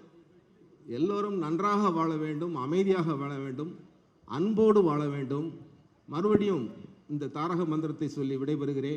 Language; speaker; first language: Tamil; native; Tamil